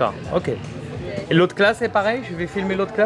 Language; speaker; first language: French; native; French